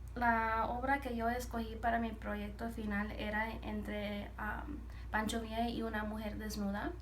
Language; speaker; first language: Spanish; early bilingual, heritage; Spanish